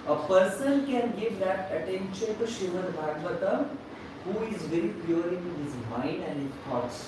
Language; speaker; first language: English; non-native, local second language; Hindi